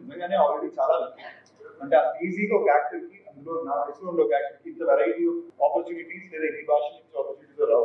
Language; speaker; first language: Telugu; native; Telugu